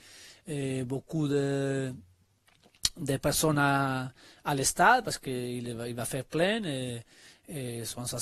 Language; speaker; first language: French; non-native, learner; Spanish